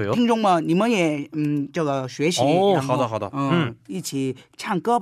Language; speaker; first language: Chinese; non-native, learner; Korean